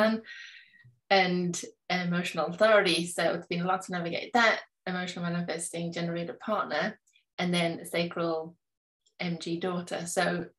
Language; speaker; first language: English; native; English